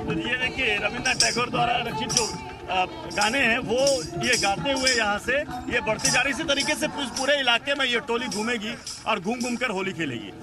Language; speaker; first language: Hindi; native; Hindi